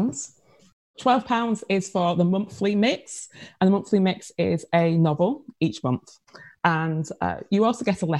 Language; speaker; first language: English; native; English